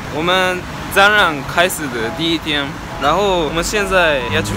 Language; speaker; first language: Chinese; non-native, fluent; Japanese